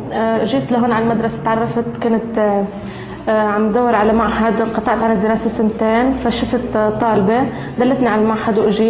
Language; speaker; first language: Arabic; native; Arabic